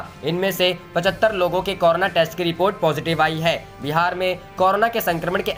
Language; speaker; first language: Hindi; native; Hindi